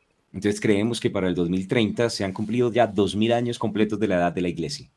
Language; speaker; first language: Spanish; native; Spanish